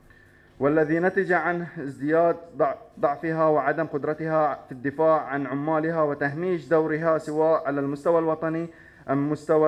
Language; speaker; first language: Arabic; native; Arabic